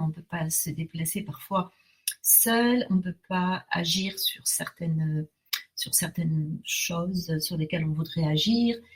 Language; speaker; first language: French; native; French